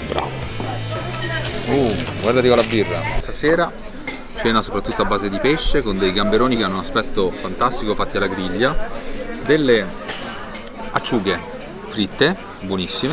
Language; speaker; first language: Italian; native; Italian